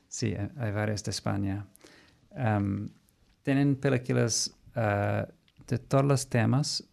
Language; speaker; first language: Spanish; non-native, fluent; English